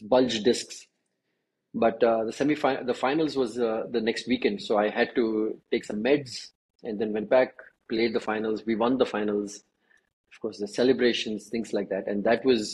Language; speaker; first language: English; non-native, local second language; Kannada